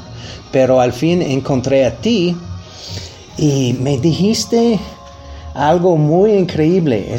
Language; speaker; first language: Spanish; non-native, learner; English